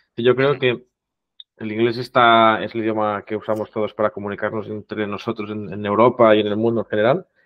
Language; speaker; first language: Spanish; non-native, local second language; Catalan